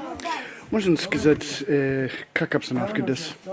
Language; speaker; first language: Russian; non-native, learner; English